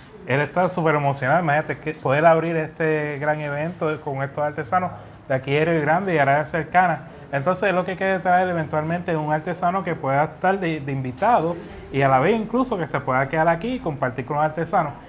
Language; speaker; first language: Spanish; native; Spanish